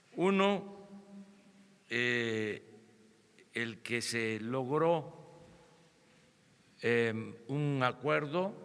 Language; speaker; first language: Spanish; native; Spanish